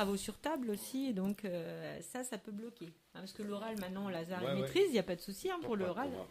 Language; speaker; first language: French; native; French